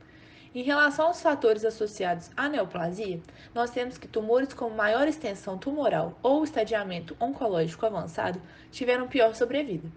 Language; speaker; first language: Portuguese; native; Portuguese